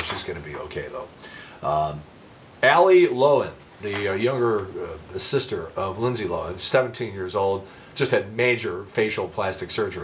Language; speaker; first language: English; native; English